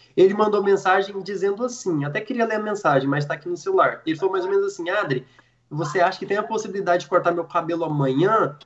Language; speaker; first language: Portuguese; native; Portuguese